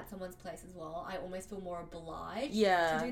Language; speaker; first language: English; non-native, local second language; Cantonese